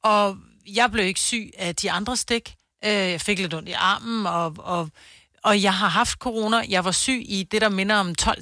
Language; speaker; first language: Danish; native; Danish